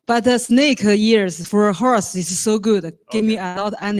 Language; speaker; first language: English; non-native, learner; Chinese